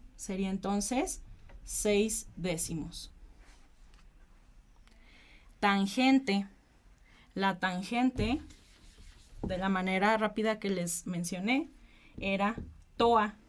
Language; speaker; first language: Spanish; native; Spanish